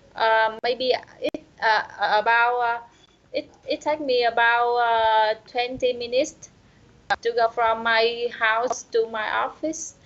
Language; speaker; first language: English; non-native, learner; Vietnamese